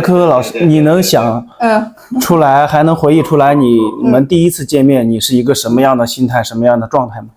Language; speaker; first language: Chinese; native; Chinese